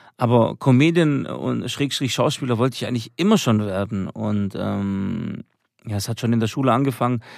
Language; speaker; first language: German; early bilingual, other home language; Albanian